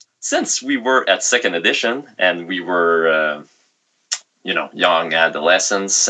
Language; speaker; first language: English; non-native, fluent; French